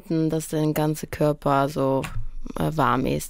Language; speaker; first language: German; non-native, fluent; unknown